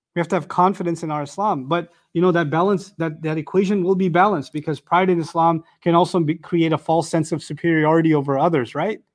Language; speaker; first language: English; non-native, local second language; Urdu